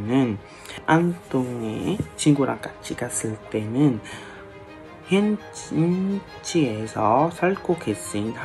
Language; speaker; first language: Korean; non-native, learner; Vietnamese